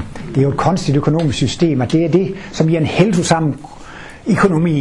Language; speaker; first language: Swedish; non-native, fluent; Danish